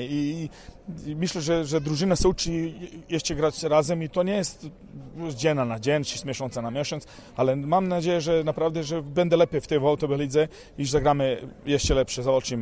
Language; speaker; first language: Polish; non-native, fluent; Serbian